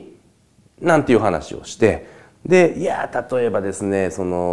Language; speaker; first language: Japanese; native; Japanese